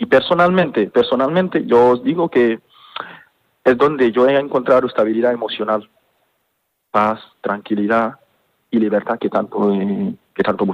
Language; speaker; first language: Spanish; non-native, fluent; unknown